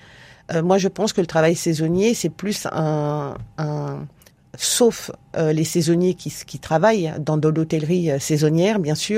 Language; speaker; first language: French; native; French